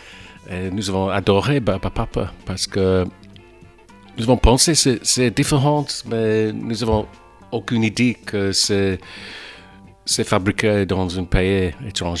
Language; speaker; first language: French; non-native, fluent; English